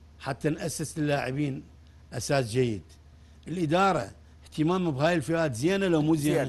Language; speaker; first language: Arabic; native; Arabic